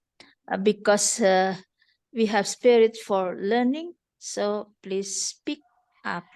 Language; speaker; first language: English; non-native, fluent; Indonesian